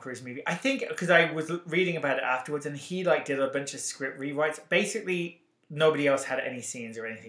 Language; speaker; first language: English; native; English